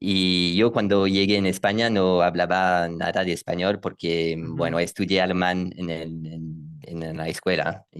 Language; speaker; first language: Spanish; non-native, learner; French